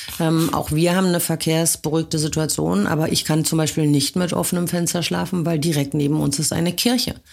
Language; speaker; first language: German; native; German